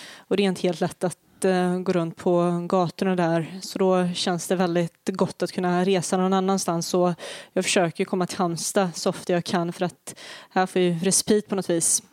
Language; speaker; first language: Swedish; early bilingual, other home language; Bosnian